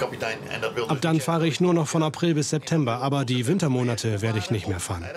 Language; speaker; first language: German; native; German